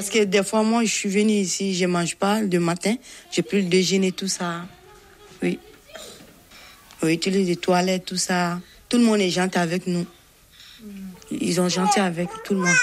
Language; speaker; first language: French; non-native, learner; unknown